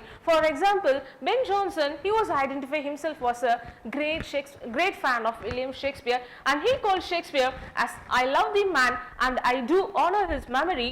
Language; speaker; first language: English; non-native, local second language; Tamil